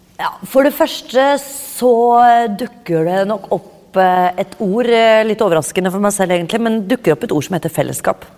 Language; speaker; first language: Norwegian; native; Norwegian